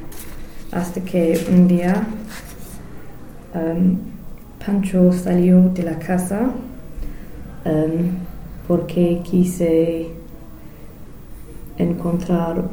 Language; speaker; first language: Spanish; non-native, learner; English